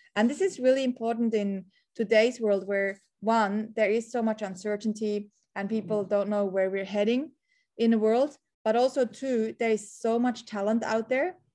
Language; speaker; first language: English; non-native, fluent; Swiss German